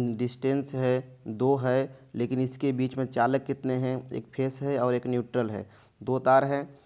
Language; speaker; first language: Hindi; native; Hindi